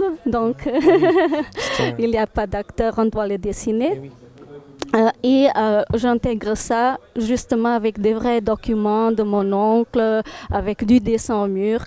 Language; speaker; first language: French; non-native, fluent; Portuguese